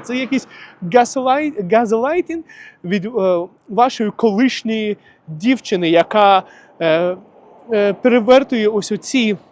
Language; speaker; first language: Ukrainian; non-native, local second language; Russian